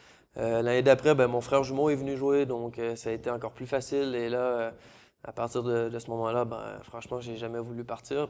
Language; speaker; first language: French; native; French